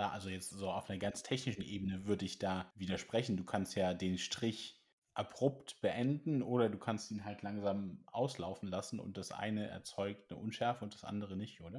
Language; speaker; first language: German; native; German